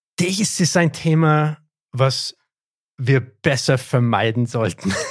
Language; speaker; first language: German; non-native, fluent; English